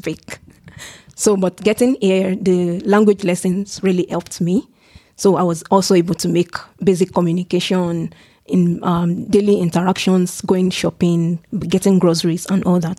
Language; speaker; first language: English; non-native, local second language; Yoruba